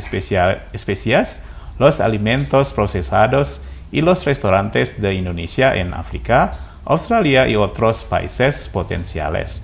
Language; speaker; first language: Spanish; non-native, fluent; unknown